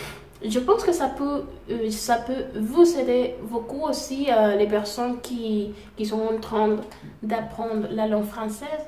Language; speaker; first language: French; non-native, fluent; Spanish